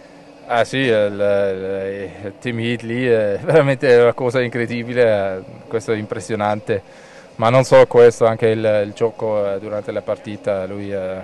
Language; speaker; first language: Italian; non-native, local second language; German